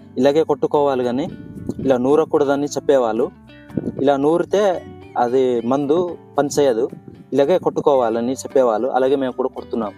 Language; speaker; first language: Telugu; non-native, local second language; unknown